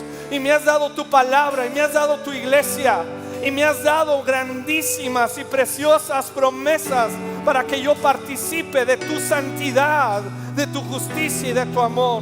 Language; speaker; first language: Spanish; native; Spanish